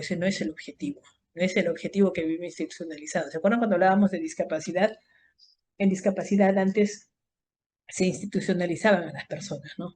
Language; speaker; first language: Spanish; native; Spanish